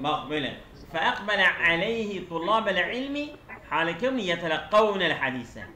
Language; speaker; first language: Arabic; non-native, fluent; Turkish